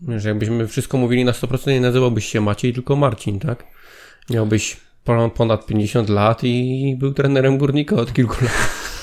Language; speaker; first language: Polish; native; Polish